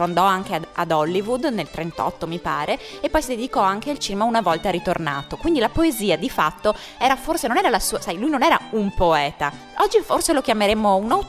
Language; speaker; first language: Italian; native; Italian